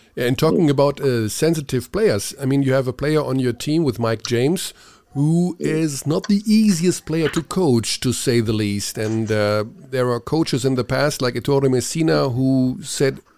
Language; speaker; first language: English; non-native, fluent; German